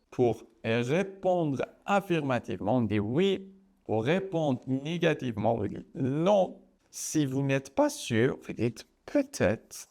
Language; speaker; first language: French; non-native, fluent; Persian